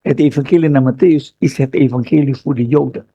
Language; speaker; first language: Dutch; non-native, fluent; Indonesian